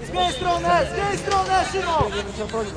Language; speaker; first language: Polish; native; Polish